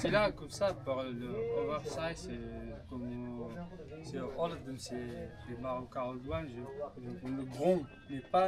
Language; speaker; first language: French; non-native, learner; Arabic